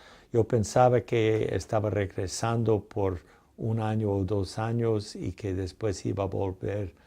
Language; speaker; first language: Spanish; non-native, fluent; English